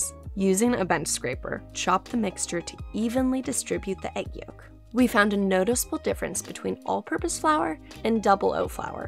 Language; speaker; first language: English; native; English